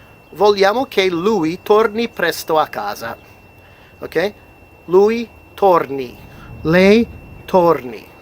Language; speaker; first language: Italian; non-native, fluent; English